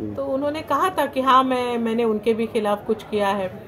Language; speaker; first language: Hindi; non-native, local second language; Marathi